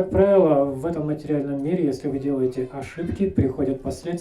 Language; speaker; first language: Russian; native; Russian